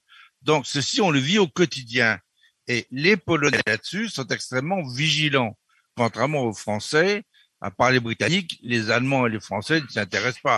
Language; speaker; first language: French; native; French